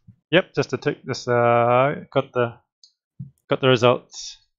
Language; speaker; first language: English; native; English